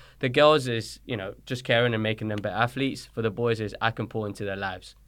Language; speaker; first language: English; early bilingual, other home language; Spanish